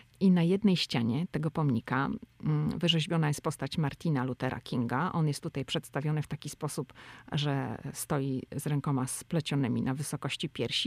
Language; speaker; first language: Polish; native; Polish